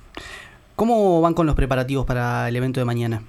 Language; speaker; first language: Spanish; native; Spanish